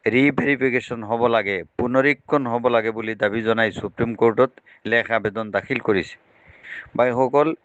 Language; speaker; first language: Assamese; non-native, local second language; Bangla